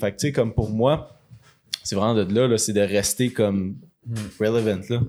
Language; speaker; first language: French; native; French